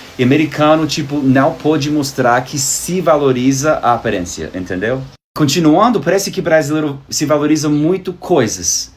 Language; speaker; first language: Portuguese; native; Portuguese